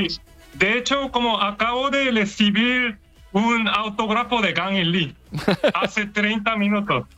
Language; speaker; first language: Spanish; non-native, learner; Korean